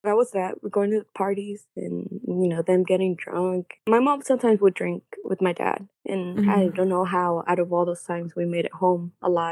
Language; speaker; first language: English; non-native, fluent; Spanish